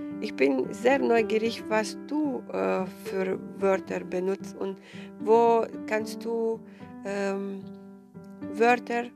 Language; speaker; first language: German; non-native, fluent; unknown